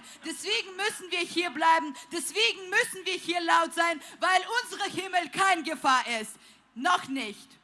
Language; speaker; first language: German; non-native, fluent; Ukrainian